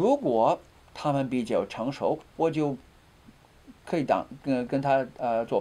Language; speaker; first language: Chinese; non-native, fluent; English